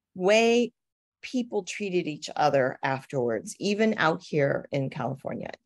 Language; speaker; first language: English; native; English